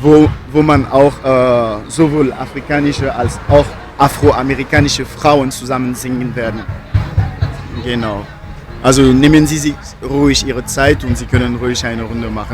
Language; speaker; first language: German; non-native, fluent; French